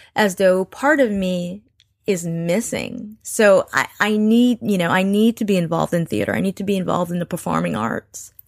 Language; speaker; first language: English; early bilingual, other home language; Yoruba